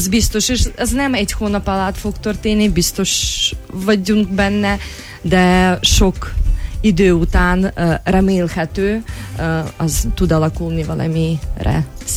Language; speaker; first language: Hungarian; non-native, fluent; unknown